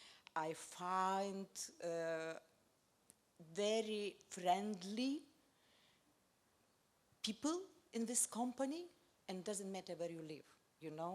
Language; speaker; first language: English; non-native, learner; Lithuanian